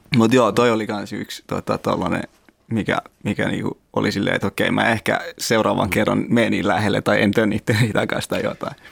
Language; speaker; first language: Finnish; early bilingual, other home language; Persian